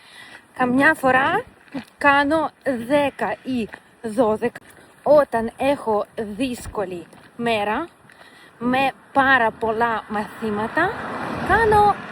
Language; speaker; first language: Greek; non-native, fluent; Russian